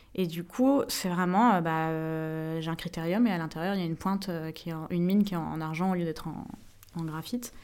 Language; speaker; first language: French; native; French